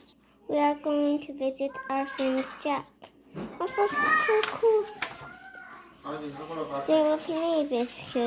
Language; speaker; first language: English; early bilingual, heritage; Chinese